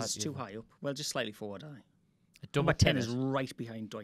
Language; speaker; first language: English; native; English